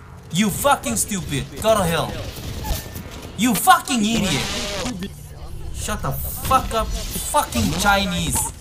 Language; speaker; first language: English; non-native, learner; Korean